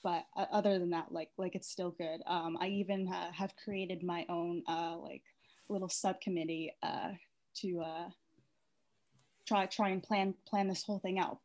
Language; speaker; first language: English; native; English